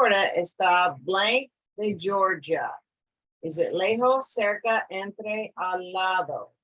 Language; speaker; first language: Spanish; non-native, fluent; English